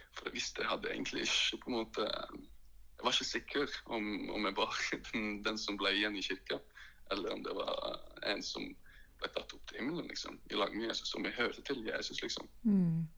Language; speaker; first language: Norwegian; early bilingual, other home language; Latvian